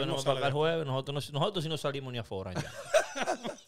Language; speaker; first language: Spanish; early bilingual, heritage; Spanish